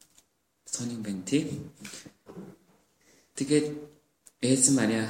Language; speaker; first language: Mongolian; non-native, learner; Korean